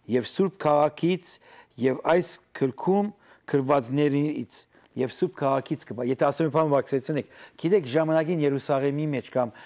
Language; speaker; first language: Armenian; native; Armenian